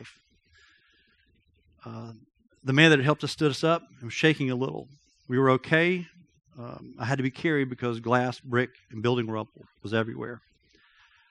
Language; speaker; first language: English; native; English